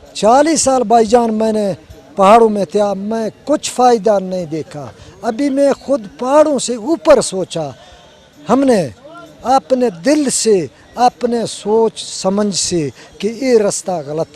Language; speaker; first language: Hindi; non-native, local second language; Baluchi